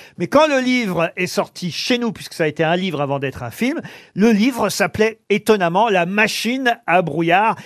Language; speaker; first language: French; native; French